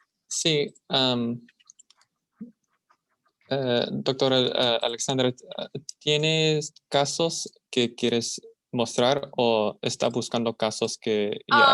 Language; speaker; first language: Spanish; non-native, fluent; English